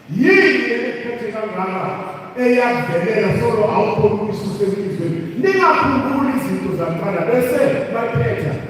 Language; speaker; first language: Zulu; non-native, local second language; South Ndebele